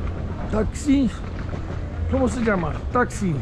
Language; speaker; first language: Spanish; non-native, learner; English